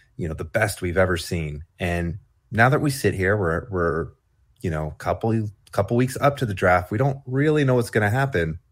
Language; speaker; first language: English; native; English